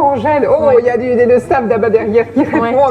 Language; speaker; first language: French; native; French